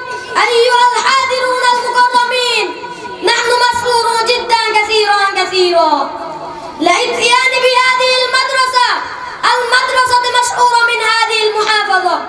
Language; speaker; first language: Arabic; non-native, learner; Bangla